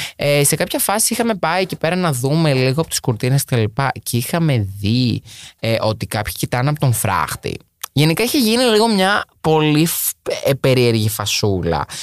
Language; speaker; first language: Greek; native; Greek